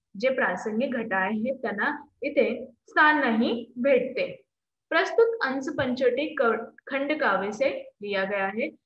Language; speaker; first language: Hindi; non-native, local second language; Marathi